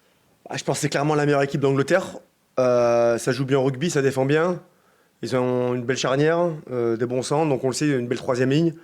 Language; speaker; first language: French; native; French